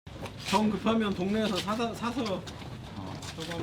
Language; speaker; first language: Korean; native; Korean